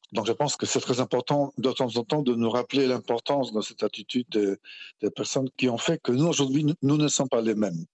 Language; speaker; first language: French; non-native, fluent; Polish